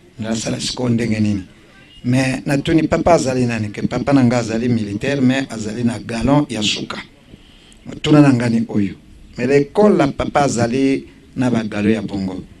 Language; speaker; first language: Lingala; native; Lingala